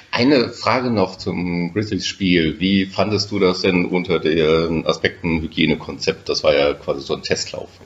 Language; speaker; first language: German; native; German